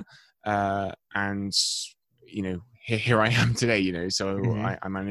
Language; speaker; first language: English; native; English